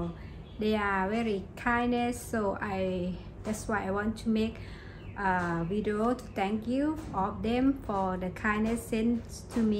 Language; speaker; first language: English; non-native, learner; Thai